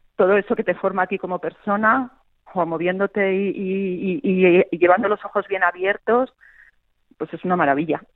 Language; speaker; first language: Spanish; native; Spanish